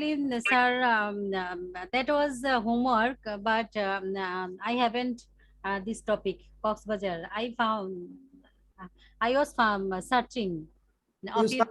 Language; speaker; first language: English; non-native, learner; Bangla